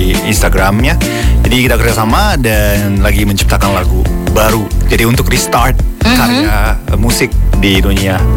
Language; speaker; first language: Indonesian; non-native, fluent; Japanese